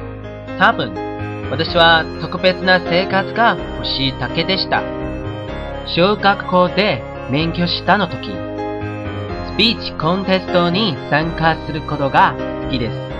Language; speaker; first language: Japanese; non-native, learner; Chinese